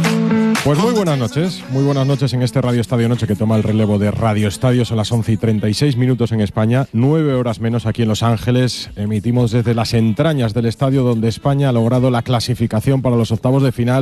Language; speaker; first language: Spanish; native; Spanish